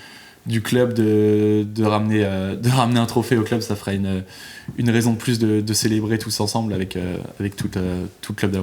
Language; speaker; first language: French; native; French